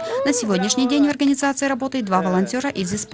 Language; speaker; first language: Russian; native; Russian